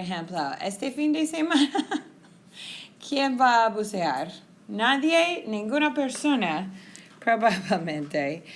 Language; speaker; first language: Spanish; non-native, fluent; English